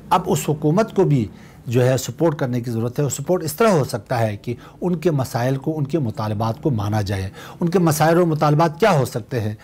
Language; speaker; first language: Urdu; non-native, local second language; Shina